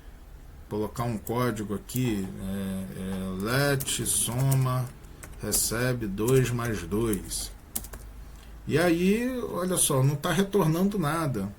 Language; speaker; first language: Portuguese; native; Portuguese